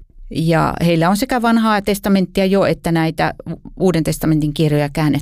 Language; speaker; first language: Finnish; native; Finnish